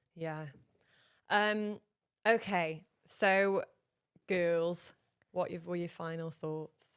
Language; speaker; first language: English; native; English